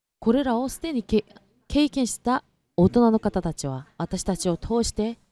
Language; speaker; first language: Japanese; non-native, fluent; Korean